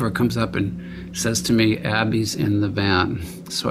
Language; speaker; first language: English; early bilingual, other home language; Armenian